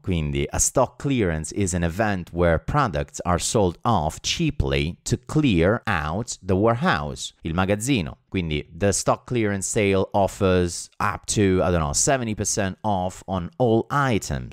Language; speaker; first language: English; non-native, fluent; Italian